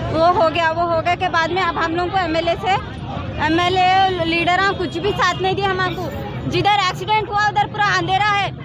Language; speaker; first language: Hindi; non-native, local second language; Urdu